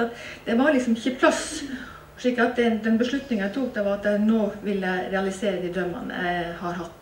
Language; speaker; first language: Norwegian; native; Norwegian